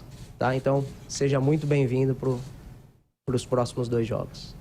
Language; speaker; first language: Portuguese; native; Portuguese